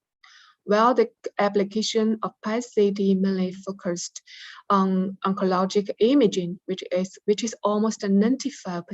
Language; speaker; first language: English; non-native, fluent; Chinese